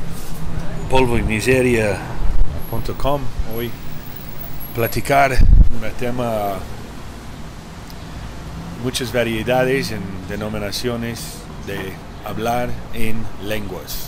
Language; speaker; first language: Spanish; non-native, learner; English